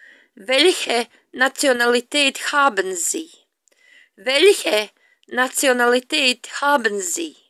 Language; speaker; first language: German; non-native, fluent; Latvian